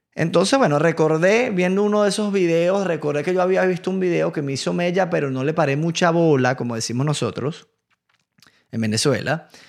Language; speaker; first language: Spanish; native; Spanish